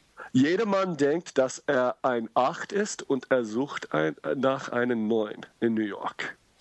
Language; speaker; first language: German; non-native, learner; English